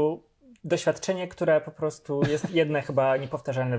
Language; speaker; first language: Polish; native; Polish